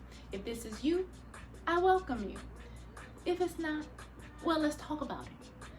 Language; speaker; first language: English; native; English